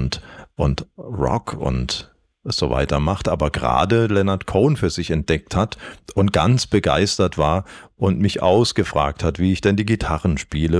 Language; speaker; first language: German; native; German